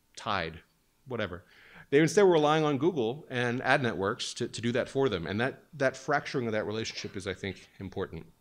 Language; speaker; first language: English; native; English